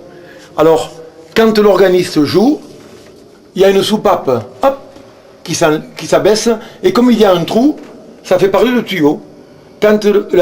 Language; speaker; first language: French; native; French